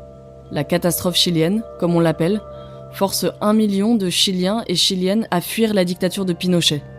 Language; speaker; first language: French; native; French